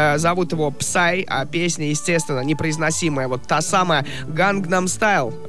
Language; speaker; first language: Russian; native; Russian